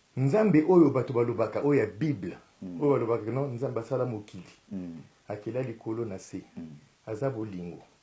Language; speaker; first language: Lingala; native; Lingala